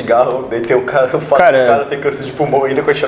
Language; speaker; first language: Portuguese; native; Portuguese